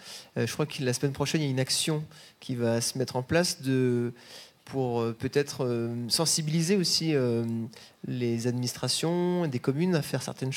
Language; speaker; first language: French; native; French